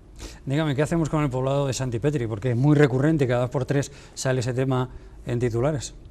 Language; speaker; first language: Spanish; native; Spanish